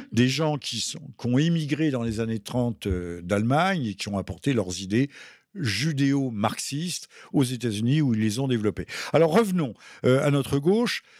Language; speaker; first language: French; native; French